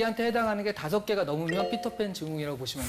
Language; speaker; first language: Korean; native; Korean